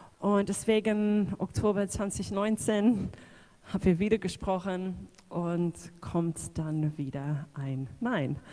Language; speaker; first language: German; non-native, fluent; English